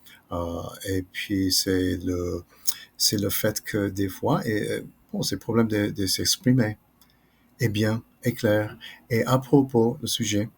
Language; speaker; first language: French; non-native, fluent; English